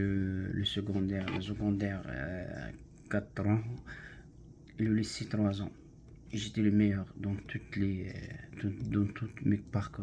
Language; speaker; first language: French; non-native, learner; Arabic